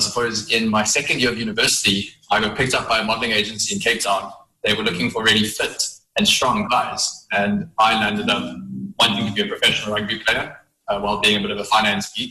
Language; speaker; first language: English; native; English